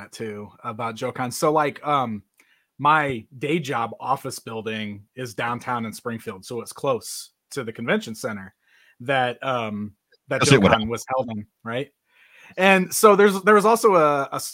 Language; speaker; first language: English; native; English